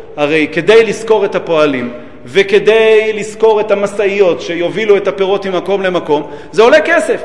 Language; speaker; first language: Hebrew; native; Hebrew